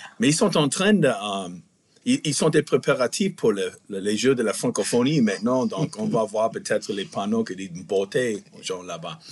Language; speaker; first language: French; non-native, fluent; English